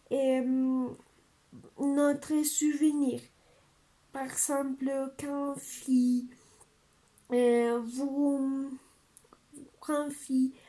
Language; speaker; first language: French; non-native, learner; Spanish